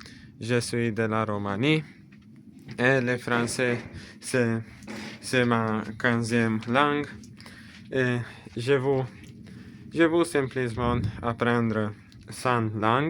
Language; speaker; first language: French; non-native, learner; Romanian